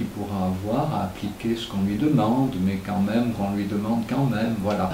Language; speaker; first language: French; native; French